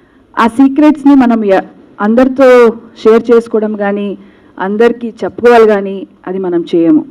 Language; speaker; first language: Telugu; non-native, local second language; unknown